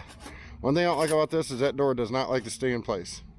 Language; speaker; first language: English; native; English